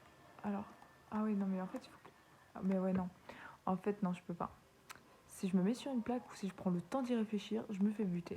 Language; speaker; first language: French; native; French